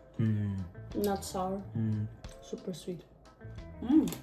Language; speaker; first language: English; non-native, learner; Ukrainian